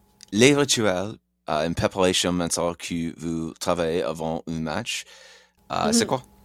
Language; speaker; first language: French; non-native, learner; English